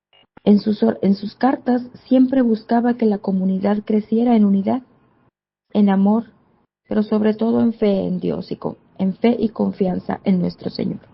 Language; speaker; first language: Spanish; native; Spanish